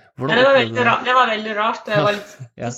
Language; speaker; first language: Norwegian; non-native, fluent; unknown